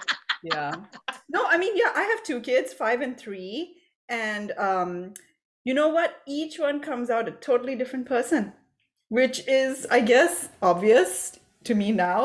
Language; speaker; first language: English; native; English